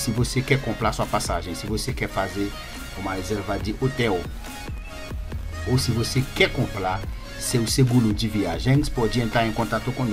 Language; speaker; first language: Portuguese; non-native, learner; Haitian Creole